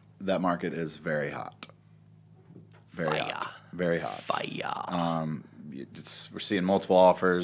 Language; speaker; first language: English; native; English